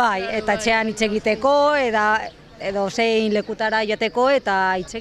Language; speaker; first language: Basque; non-native, learner; Spanish